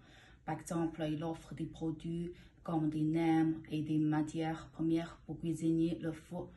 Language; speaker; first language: French; non-native, learner; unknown